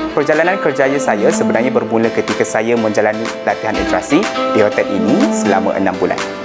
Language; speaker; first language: Malay; native; Malay